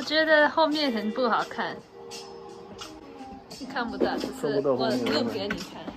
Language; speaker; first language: Chinese; early bilingual, heritage; Chinese